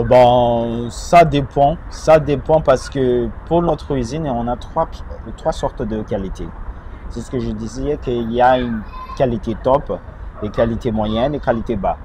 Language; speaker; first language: French; non-native, fluent; Chinese